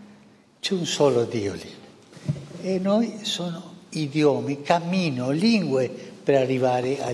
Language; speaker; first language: Italian; early bilingual, heritage; Spanish